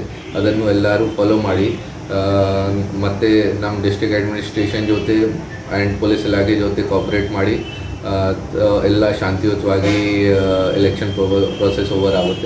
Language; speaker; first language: Kannada; non-native, fluent; Hindi